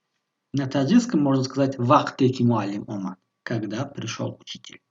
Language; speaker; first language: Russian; non-native, local second language; Tajik